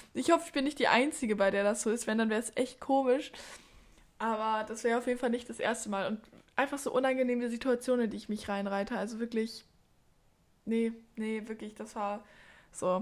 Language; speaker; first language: German; native; German